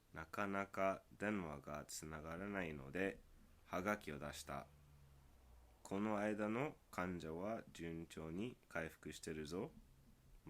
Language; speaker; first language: Japanese; non-native, fluent; English